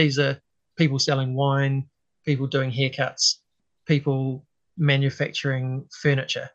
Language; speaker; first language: English; native; English